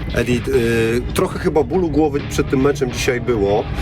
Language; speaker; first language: Polish; native; Polish